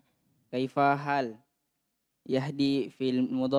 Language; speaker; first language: Arabic; non-native, learner; Indonesian